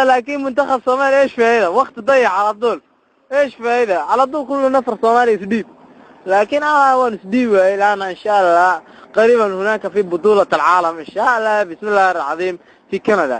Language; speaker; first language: Arabic; non-native, learner; Somali